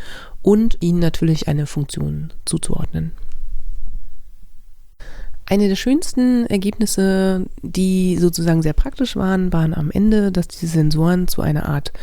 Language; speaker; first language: German; native; German